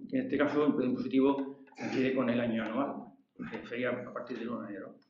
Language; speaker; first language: Spanish; native; Spanish